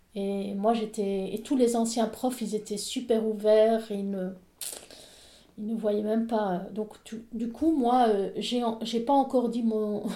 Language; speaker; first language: French; native; French